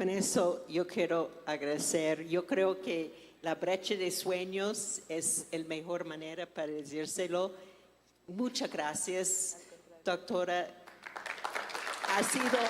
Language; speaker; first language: Spanish; non-native, fluent; English